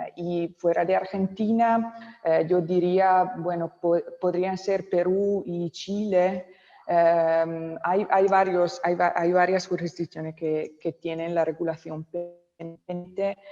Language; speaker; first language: Spanish; non-native, local second language; Italian